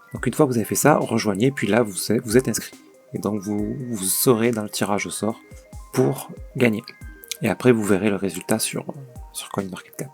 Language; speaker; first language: French; native; French